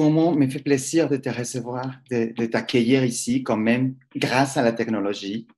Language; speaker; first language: French; non-native, fluent; Spanish